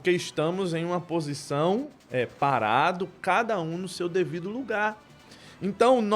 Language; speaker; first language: Portuguese; native; Portuguese